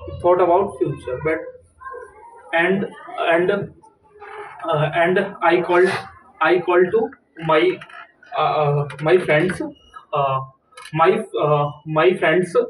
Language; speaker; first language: English; non-native, learner; Hindi